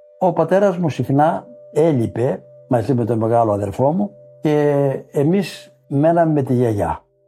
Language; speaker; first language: Greek; native; Greek